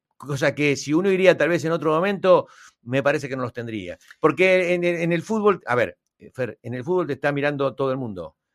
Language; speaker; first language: Spanish; native; Spanish